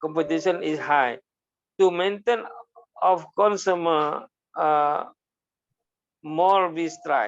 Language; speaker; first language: English; non-native, learner; Malay